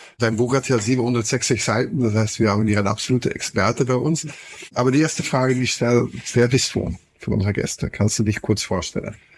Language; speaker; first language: German; non-native, fluent; Dutch